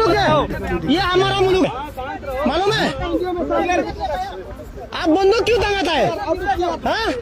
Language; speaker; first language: Hindi; non-native, learner; Bangla